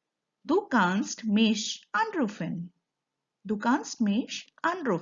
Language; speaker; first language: German; non-native, fluent; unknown